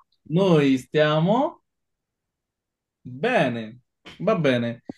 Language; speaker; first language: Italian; non-native, fluent; Bangla